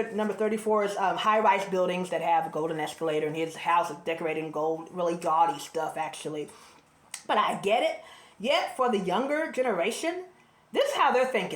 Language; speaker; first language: English; native; English